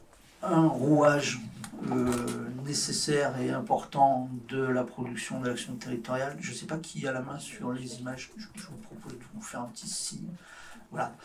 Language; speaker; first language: French; native; French